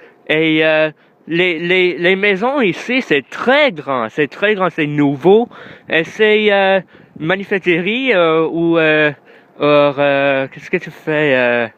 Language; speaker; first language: French; non-native, learner; English